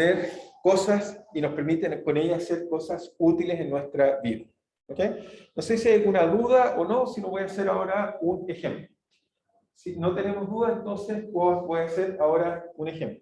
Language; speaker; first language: Spanish; native; Spanish